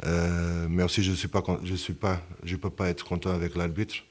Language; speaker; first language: French; non-native, fluent; Portuguese